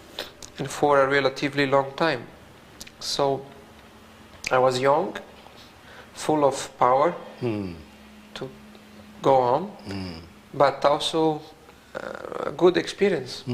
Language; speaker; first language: English; non-native, fluent; Portuguese